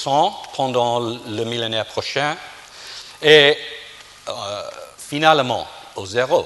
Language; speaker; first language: French; non-native, fluent; English